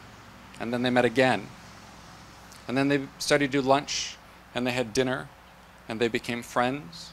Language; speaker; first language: English; native; English